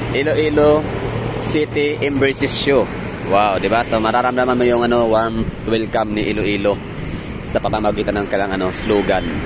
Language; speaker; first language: Filipino; non-native, local second language; Cebuano